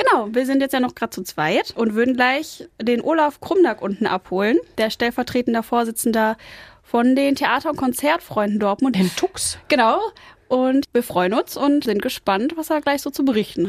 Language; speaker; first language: German; native; German